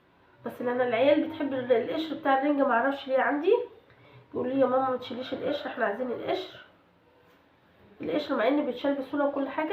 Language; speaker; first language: Arabic; native; Arabic